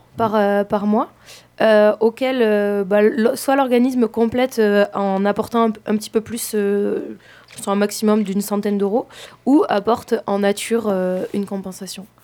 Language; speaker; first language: French; native; French